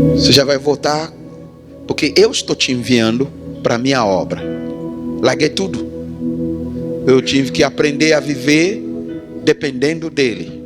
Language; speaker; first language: Portuguese; non-native, fluent; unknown